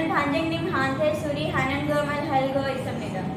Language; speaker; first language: Korean; non-native, learner; Urdu